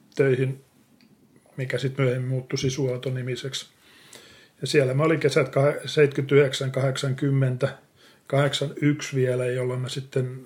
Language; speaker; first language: Finnish; native; Finnish